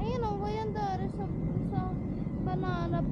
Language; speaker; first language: Italian; early bilingual, other home language; Filipino